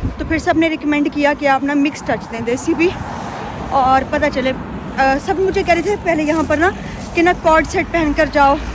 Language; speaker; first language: Urdu; native; Urdu